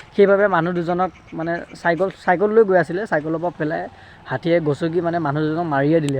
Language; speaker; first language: Assamese; non-native, local second language; Bangla